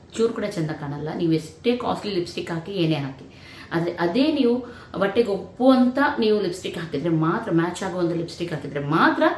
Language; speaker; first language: Kannada; native; Kannada